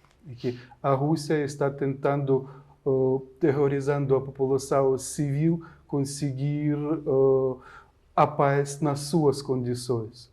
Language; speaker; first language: Portuguese; non-native, fluent; Ukrainian